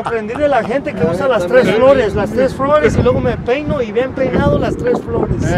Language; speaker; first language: Spanish; early bilingual, heritage; Spanish